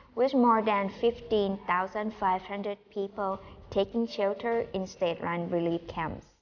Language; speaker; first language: English; non-native, fluent; Thai